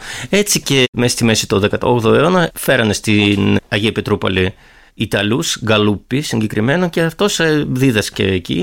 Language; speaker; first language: Greek; non-native, fluent; Russian